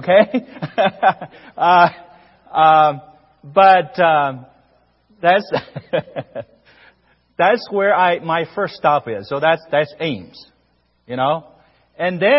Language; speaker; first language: English; non-native, fluent; Chinese